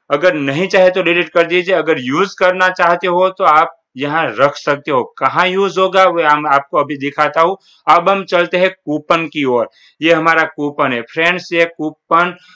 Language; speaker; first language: Hindi; non-native, local second language; Gujarati